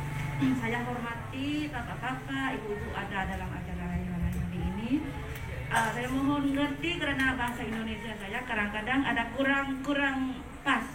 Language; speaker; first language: Indonesian; non-native, fluent; Vietnamese